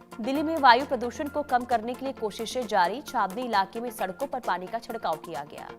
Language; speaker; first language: Hindi; native; Hindi